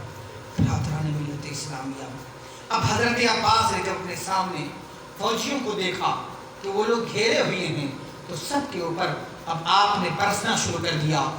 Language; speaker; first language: Urdu; native; Urdu